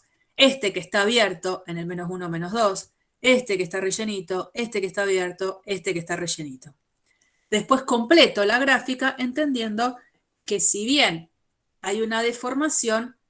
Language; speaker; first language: Spanish; native; Spanish